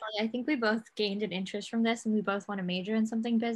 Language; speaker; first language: English; native; English